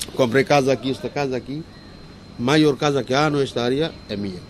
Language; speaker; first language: Portuguese; non-native, learner; Bangla